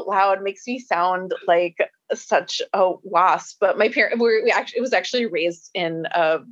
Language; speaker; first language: English; native; English